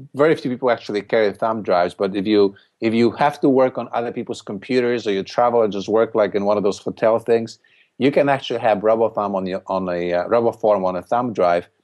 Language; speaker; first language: English; non-native, fluent; Polish